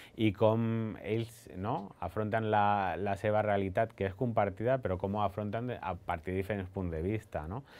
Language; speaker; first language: Catalan; non-native, local second language; Spanish